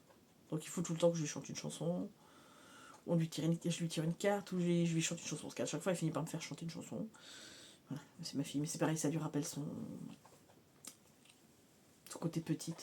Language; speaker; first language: French; native; French